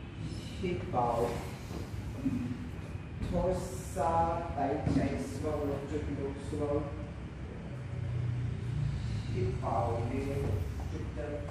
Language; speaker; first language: Vietnamese; non-native, learner; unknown